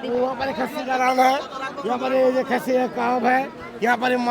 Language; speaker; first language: Hindi; non-native, learner; Bangla